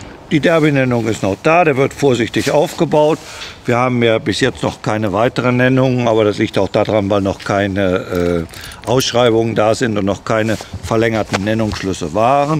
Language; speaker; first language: German; native; German